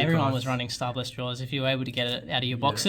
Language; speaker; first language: English; native; English